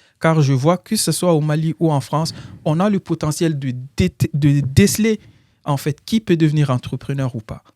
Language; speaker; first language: French; non-native, local second language; Bambara